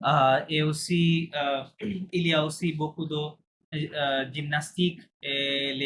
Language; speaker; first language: French; non-native, fluent; Bangla